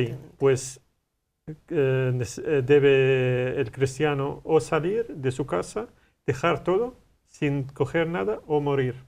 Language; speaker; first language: Spanish; non-native, learner; Arabic